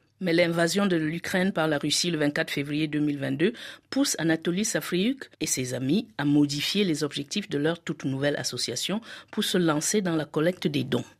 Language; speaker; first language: French; native; French